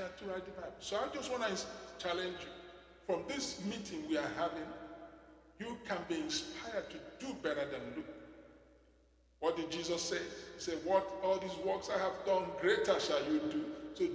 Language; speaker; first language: English; non-native, local second language; Igbo